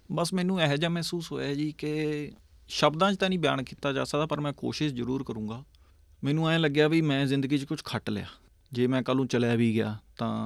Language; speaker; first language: Punjabi; native; Punjabi